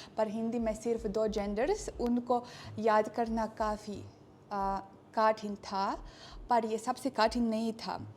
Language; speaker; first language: Hindi; non-native, fluent; Russian